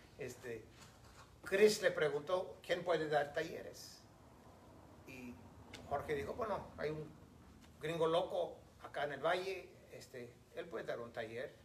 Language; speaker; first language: Spanish; non-native, fluent; English